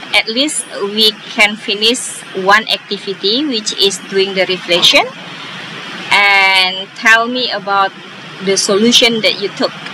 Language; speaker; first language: English; non-native, fluent; Indonesian